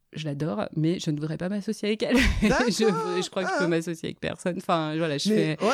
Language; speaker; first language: French; native; French